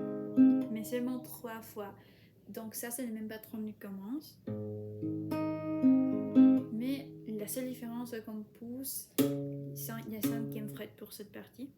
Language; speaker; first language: French; non-native, fluent; Spanish